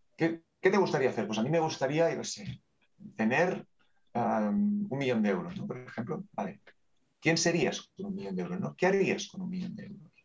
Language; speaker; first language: Spanish; native; Spanish